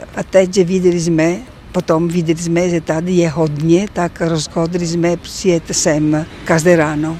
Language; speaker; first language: Czech; non-native, learner; Italian